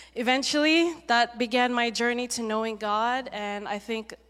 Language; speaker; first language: English; native; English